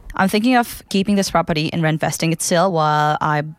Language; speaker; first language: English; non-native, local second language; Nepali